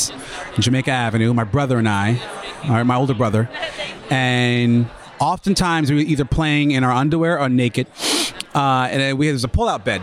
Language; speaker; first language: English; native; English